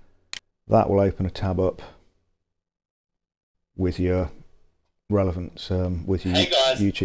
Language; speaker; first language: English; native; English